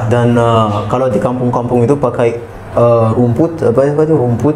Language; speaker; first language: Indonesian; non-native, learner; Malagasy